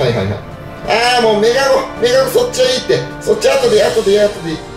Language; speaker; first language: Japanese; native; Japanese